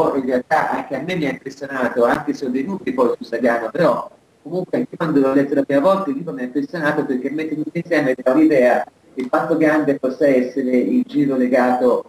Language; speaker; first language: Italian; native; Italian